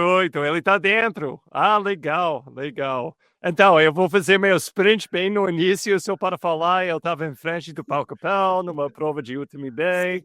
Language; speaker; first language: Portuguese; non-native, fluent; English